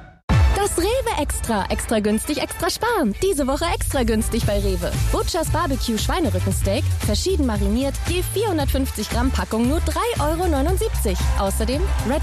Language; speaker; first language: German; native; German